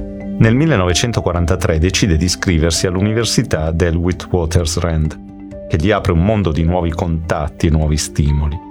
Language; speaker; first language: Italian; native; Italian